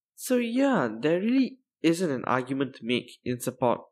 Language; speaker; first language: English; non-native, local second language; Tamil